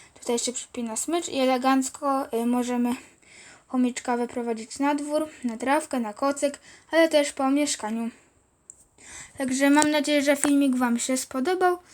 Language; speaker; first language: Polish; native; Polish